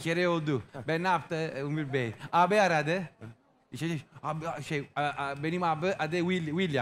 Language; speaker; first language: Turkish; non-native, learner; English